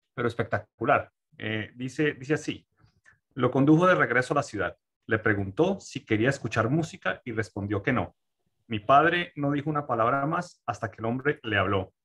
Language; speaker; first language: Spanish; native; Spanish